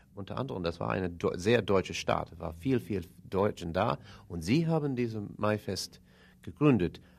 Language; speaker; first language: German; non-native, fluent; English